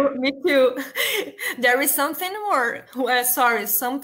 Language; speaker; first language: English; non-native, learner; Portuguese